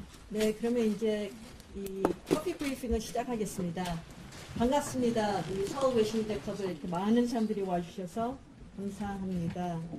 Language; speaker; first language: Korean; native; Korean